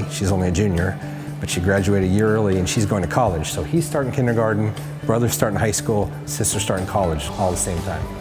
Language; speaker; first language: English; native; English